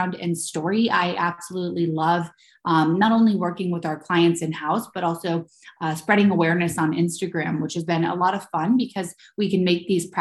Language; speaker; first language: English; native; English